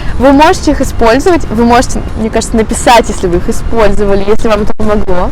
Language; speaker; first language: Russian; native; Russian